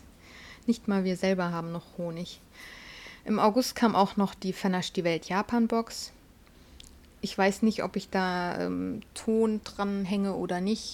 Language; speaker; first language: German; native; German